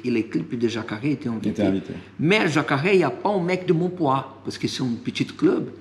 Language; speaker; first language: French; non-native, fluent; Portuguese